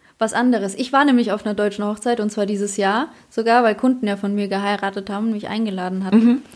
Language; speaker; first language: German; early bilingual, other home language; Polish